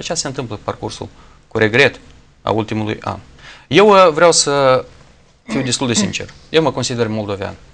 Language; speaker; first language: Romanian; native; Romanian